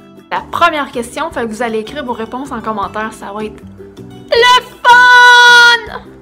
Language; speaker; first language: French; native; French